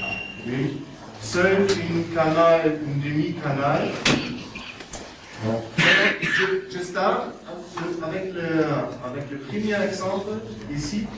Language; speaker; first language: French; non-native, learner; German